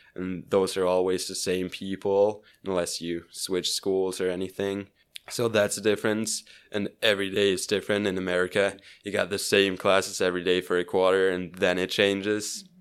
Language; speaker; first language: English; non-native, fluent; Swiss German